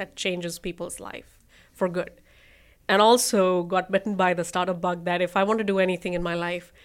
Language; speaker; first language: English; non-native, local second language; Hindi